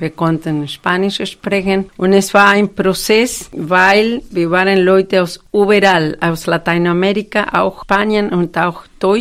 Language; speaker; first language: German; non-native, fluent; Spanish